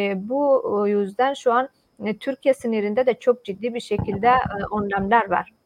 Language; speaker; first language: Turkish; non-native, fluent; Persian